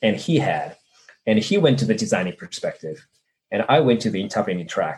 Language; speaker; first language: English; non-native, fluent; Japanese